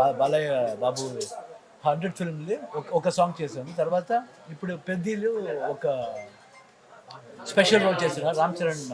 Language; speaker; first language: Telugu; non-native, learner; Kannada